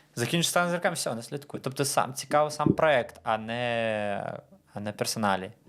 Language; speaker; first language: Ukrainian; non-native, fluent; Romanian